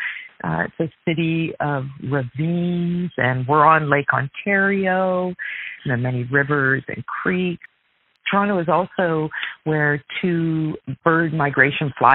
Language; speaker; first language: English; native; English